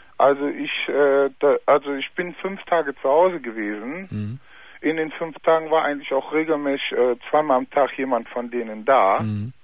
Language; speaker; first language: German; native; German